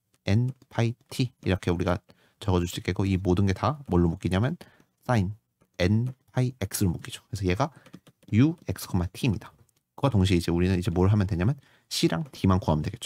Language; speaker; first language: Korean; native; Korean